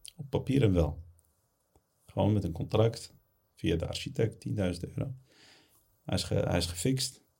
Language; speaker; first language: Dutch; early bilingual, other home language; Arabic